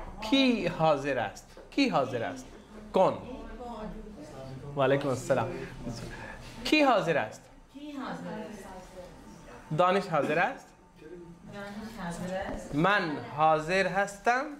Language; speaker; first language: Persian; non-native, fluent; Urdu